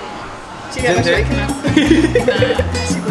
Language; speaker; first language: Japanese; non-native, learner; English